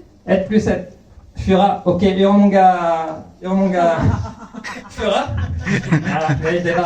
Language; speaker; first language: Swedish; non-native, fluent; French